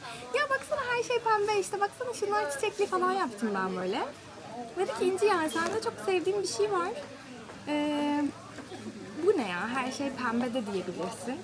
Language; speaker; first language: Turkish; native; Turkish